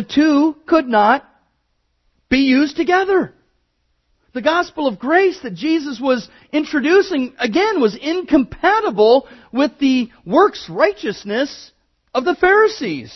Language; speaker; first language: English; native; English